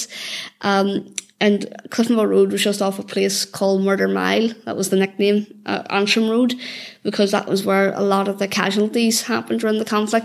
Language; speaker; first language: English; native; English